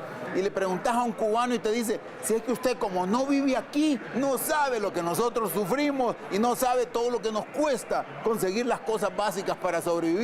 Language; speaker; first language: Spanish; native; Spanish